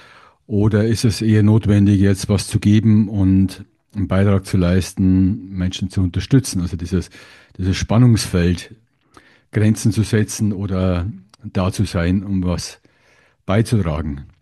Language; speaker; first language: German; native; German